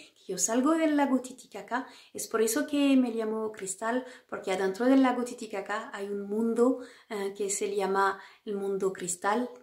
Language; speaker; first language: Spanish; non-native, fluent; French